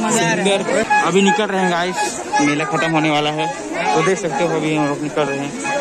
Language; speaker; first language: Hindi; native; Hindi